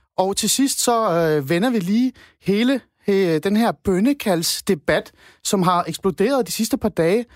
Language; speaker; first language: Danish; non-native, fluent; Persian